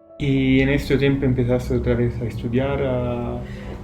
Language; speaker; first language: Spanish; non-native, fluent; Italian